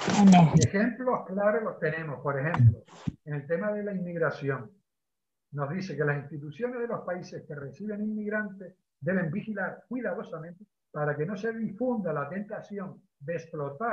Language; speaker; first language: Spanish; native; Spanish